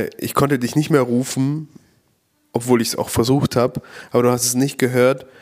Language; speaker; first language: German; native; German